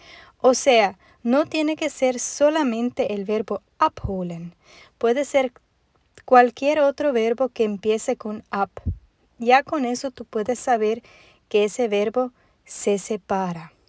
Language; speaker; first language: Spanish; non-native, fluent; German